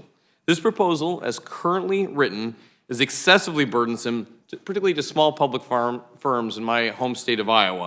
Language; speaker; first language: English; native; English